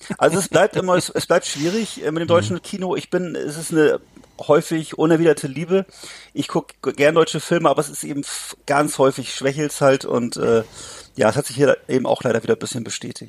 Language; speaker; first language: German; native; German